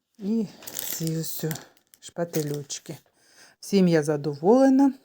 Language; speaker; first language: Ukrainian; native; Ukrainian